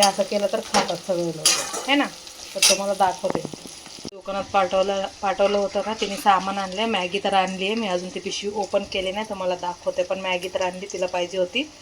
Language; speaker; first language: Marathi; non-native, local second language; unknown